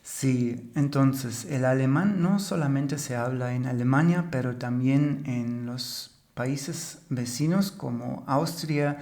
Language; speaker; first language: Spanish; non-native, fluent; German